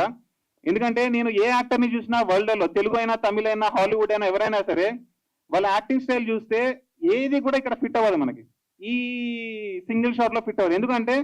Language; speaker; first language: Telugu; native; Telugu